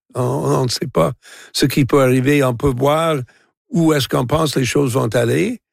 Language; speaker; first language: French; non-native, local second language; English